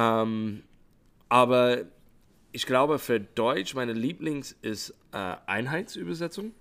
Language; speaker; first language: German; non-native, fluent; English